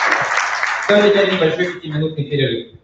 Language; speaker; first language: Russian; native; Russian